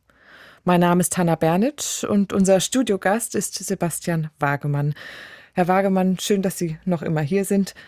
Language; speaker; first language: German; native; German